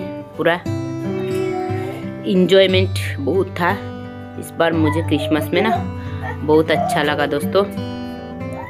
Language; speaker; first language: Hindi; native; Hindi